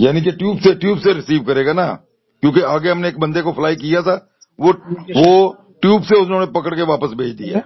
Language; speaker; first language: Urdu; non-native, local second language; Punjabi